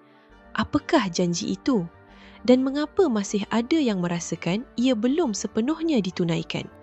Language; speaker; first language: Malay; native; Malay